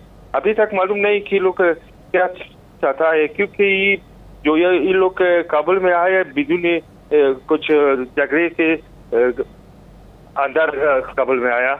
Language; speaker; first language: Hindi; non-native, learner; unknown